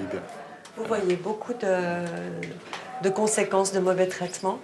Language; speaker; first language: French; native; French